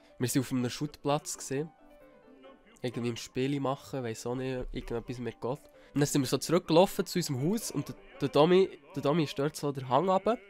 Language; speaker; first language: German; native; German